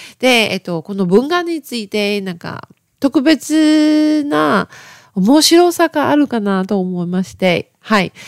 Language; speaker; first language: Japanese; non-native, learner; Chinese